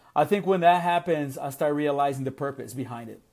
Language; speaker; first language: English; non-native, fluent; Portuguese